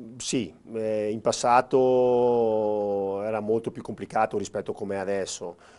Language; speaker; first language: Italian; native; Italian